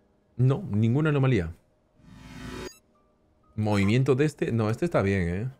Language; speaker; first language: Spanish; native; Spanish